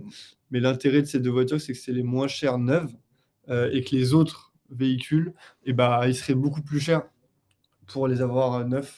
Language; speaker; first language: French; native; French